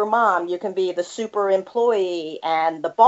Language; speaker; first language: English; native; English